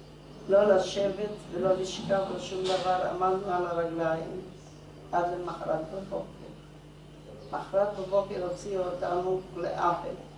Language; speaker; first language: Hebrew; non-native, fluent; Hungarian